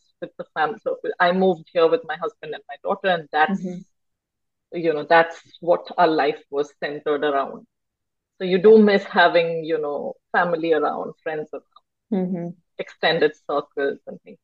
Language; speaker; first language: English; non-native, local second language; Hindi